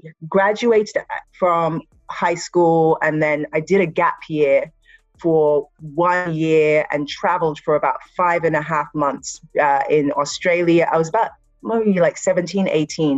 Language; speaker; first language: English; native; English